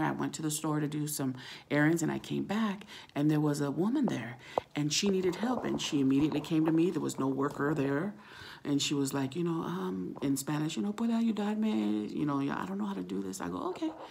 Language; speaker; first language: English; native; English